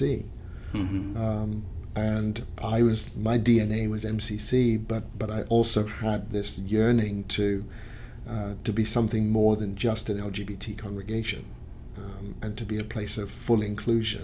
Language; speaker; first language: English; native; English